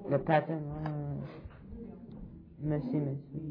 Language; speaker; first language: French; non-native, learner; English